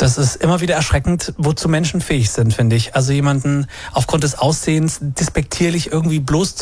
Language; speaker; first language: German; native; German